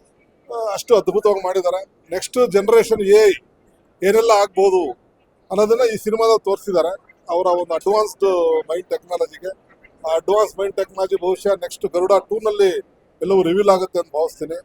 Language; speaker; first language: Kannada; native; Kannada